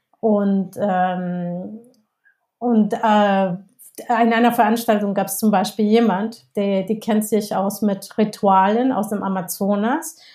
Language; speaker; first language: German; non-native, fluent; Spanish